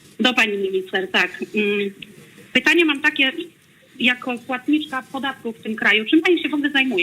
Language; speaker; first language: Polish; native; Polish